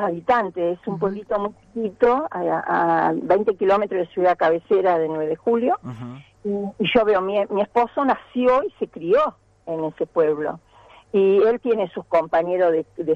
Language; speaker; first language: Spanish; native; Spanish